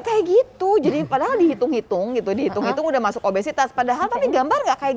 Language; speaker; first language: Indonesian; native; Indonesian